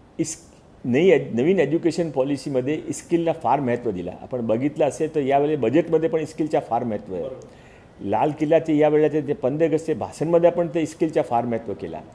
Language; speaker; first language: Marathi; non-native, local second language; Hindi